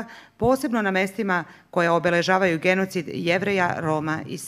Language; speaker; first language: Croatian; native; Croatian